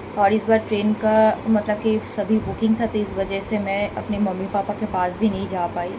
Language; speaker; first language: Hindi; non-native, local second language; Bangla